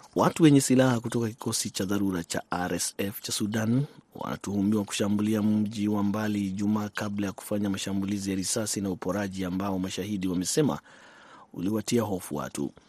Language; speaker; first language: Swahili; non-native, local second language; Kikuyu